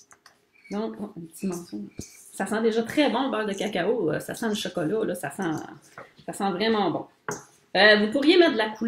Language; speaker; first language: French; native; French